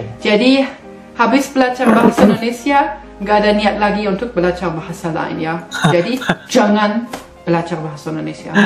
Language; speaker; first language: Indonesian; non-native, fluent; German